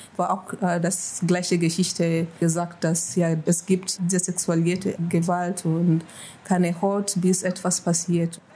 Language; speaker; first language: German; non-native, fluent; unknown